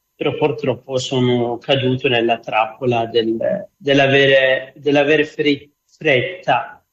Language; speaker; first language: Italian; non-native, fluent; Arabic